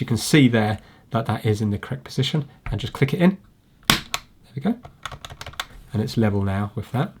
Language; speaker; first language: English; native; English